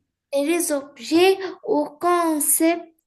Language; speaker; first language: French; non-native, learner; Arabic